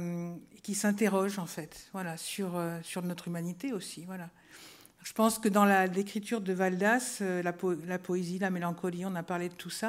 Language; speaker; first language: French; native; French